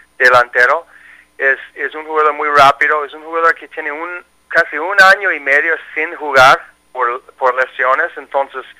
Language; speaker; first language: Spanish; non-native, learner; English